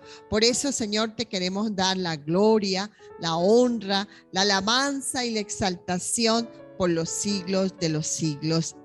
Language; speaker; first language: Spanish; native; Spanish